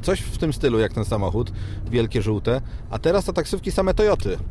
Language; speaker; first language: Polish; native; Polish